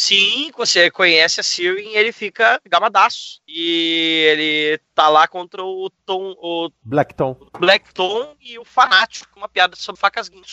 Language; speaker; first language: Portuguese; native; Portuguese